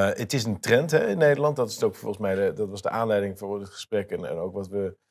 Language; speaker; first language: Dutch; native; Dutch